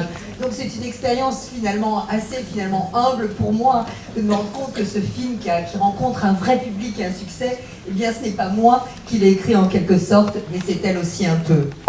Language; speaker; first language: French; native; French